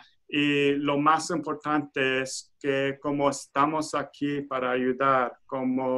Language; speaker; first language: Spanish; non-native, fluent; English